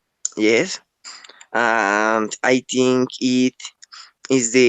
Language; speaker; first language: English; non-native, learner; Spanish